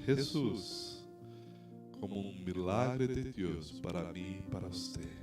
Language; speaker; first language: Spanish; non-native, fluent; Portuguese